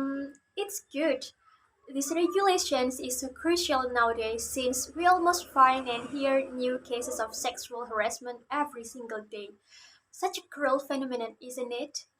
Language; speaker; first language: English; non-native, learner; Indonesian